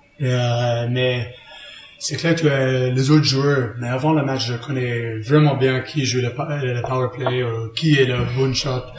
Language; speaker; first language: French; non-native, learner; English